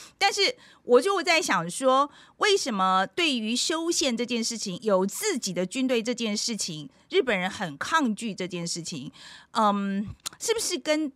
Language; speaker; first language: Chinese; native; Chinese